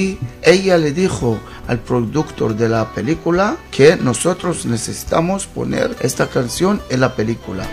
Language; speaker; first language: Spanish; non-native, learner; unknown